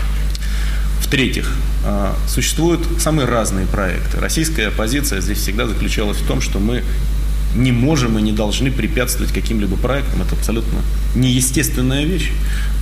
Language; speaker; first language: Russian; native; Russian